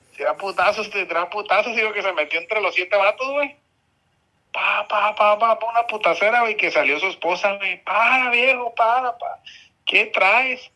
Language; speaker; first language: Spanish; early bilingual, heritage; Spanish